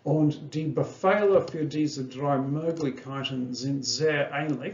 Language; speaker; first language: German; non-native, fluent; English